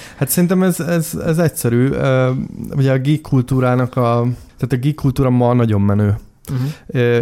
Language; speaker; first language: Hungarian; native; Hungarian